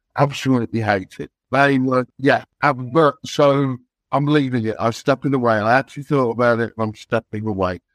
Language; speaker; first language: English; native; English